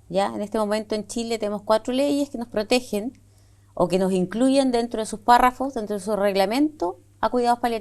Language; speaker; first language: Spanish; native; Spanish